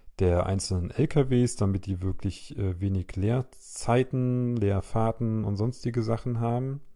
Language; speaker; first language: German; native; German